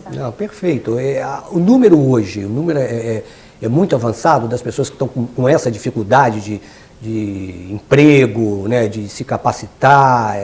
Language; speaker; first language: Portuguese; native; Portuguese